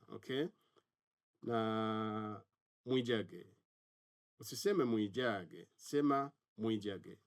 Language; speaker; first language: Swahili; non-native, local second language; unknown